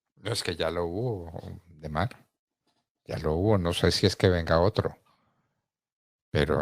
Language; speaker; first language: Spanish; native; Spanish